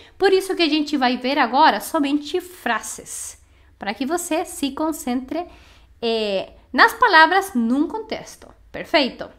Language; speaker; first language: Portuguese; non-native, fluent; Spanish